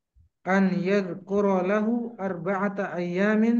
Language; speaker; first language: Arabic; non-native, learner; Indonesian